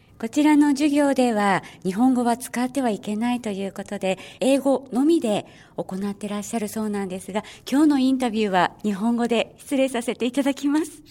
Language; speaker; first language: Japanese; native; Japanese